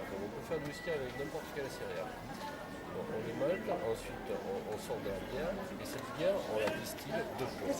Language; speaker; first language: French; native; French